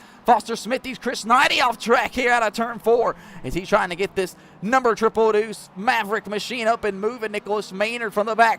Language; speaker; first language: English; native; English